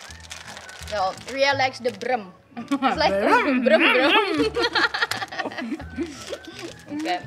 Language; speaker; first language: English; non-native, fluent; Indonesian